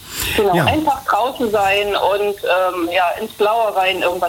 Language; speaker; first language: German; native; German